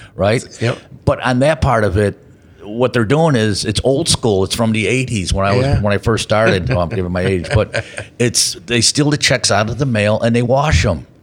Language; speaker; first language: English; native; English